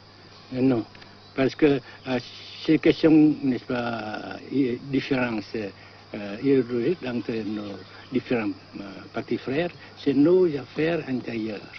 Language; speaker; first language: French; non-native, local second language; Vietnamese